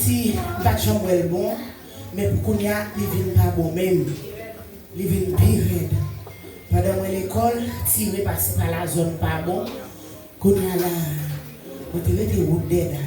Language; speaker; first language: French; non-native, local second language; Haitian Creole